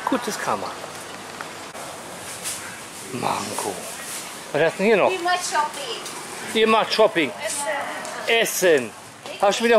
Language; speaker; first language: German; native; German